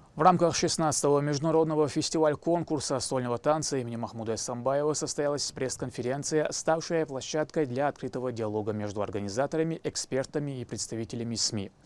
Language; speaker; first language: Russian; non-native, local second language; Chechen